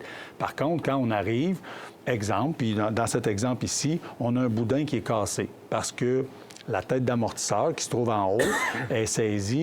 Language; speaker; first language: French; native; French